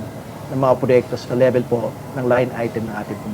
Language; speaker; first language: Filipino; native; Filipino